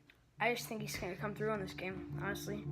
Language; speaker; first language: English; native; English